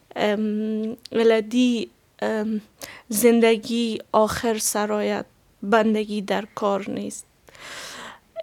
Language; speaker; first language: French; non-native, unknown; Persian